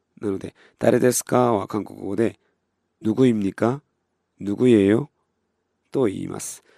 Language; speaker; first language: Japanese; non-native, fluent; Korean